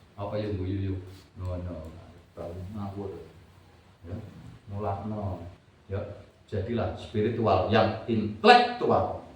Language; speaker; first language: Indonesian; non-native, local second language; Javanese